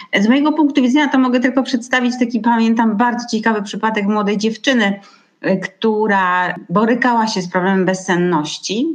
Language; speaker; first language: Polish; native; Polish